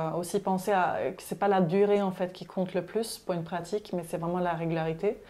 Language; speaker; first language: French; non-native, fluent; Swedish